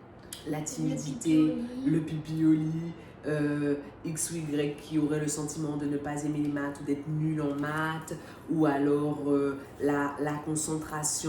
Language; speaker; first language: French; native; French